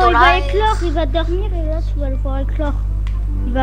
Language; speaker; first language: French; native; French